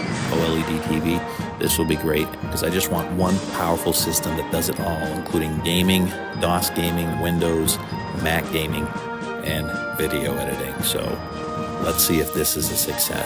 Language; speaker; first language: English; native; English